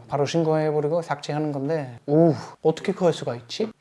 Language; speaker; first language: Korean; non-native, fluent; German